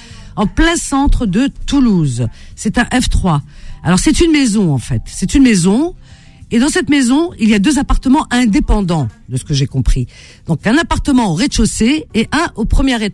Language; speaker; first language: French; native; French